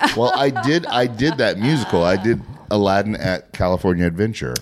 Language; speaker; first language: English; native; English